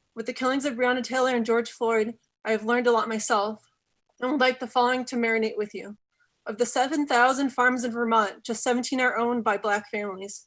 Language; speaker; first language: English; native; English